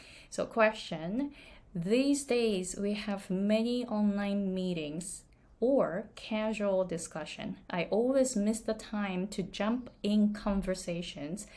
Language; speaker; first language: English; non-native, fluent; Japanese